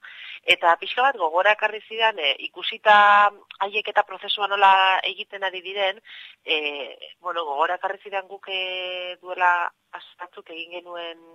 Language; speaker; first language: Basque; native; Basque